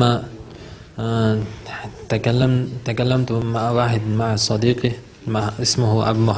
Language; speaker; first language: Arabic; non-native, learner; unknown